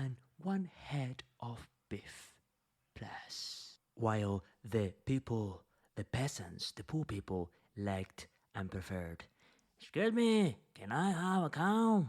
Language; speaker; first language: English; non-native, fluent; Spanish